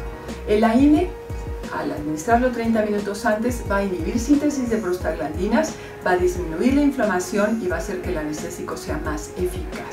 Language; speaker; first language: Spanish; native; Spanish